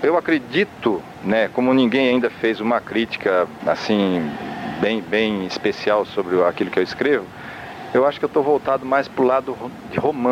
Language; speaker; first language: Portuguese; native; Portuguese